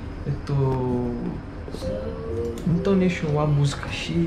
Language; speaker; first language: Japanese; non-native, learner; Portuguese